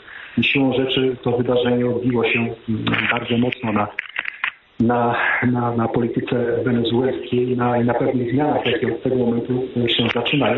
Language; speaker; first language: Polish; native; Polish